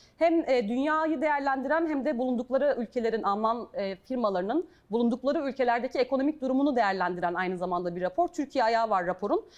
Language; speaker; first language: Turkish; native; Turkish